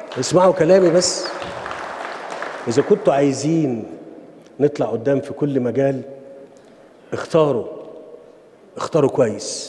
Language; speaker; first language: Arabic; native; Arabic